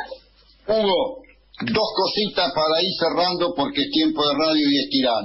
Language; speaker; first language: Spanish; native; Spanish